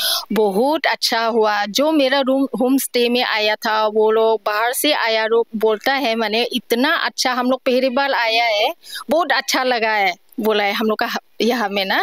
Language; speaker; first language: Hindi; non-native, local second language; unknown